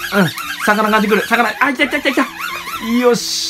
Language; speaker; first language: Japanese; native; Japanese